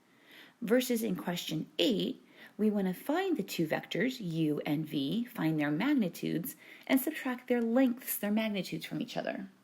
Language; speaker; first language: English; native; English